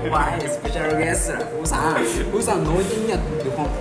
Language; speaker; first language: Vietnamese; non-native, learner; Japanese